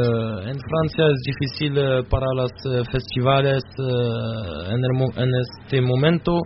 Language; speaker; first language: Spanish; non-native, learner; French